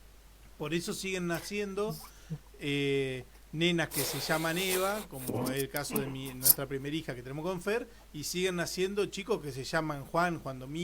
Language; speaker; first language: Spanish; native; Spanish